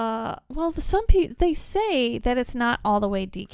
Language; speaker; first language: English; native; English